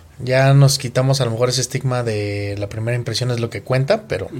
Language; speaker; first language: Spanish; native; Spanish